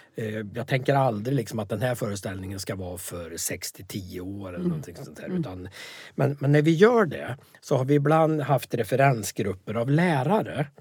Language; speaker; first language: Swedish; native; Swedish